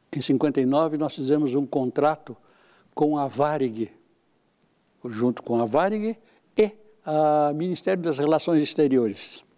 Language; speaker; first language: Portuguese; native; Portuguese